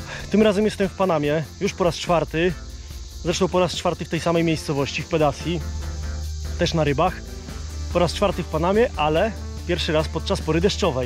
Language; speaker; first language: Polish; native; Polish